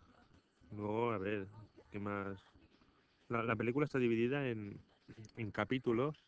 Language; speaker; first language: Spanish; native; Spanish